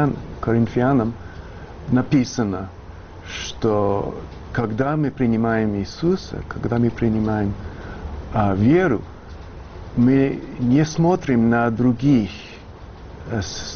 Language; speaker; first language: Russian; non-native, fluent; English